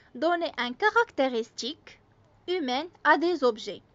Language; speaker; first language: French; non-native, local second language; Arabic